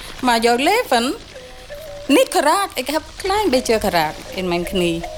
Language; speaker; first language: Dutch; non-native, learner; Khmer